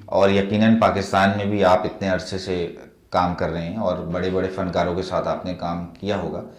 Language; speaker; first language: Urdu; native; Urdu